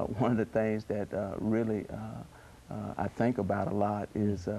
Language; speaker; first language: English; native; English